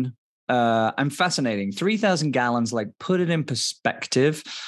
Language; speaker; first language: English; native; English